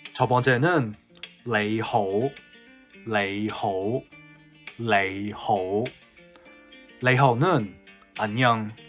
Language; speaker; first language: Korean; non-native, learner; Cantonese